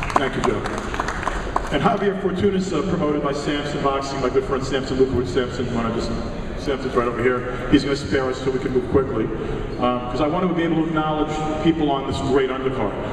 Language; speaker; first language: English; native; English